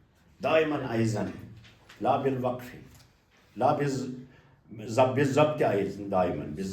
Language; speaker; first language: Arabic; non-native, fluent; Kashmiri